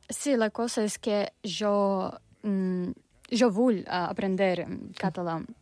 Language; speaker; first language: Catalan; non-native, learner; Russian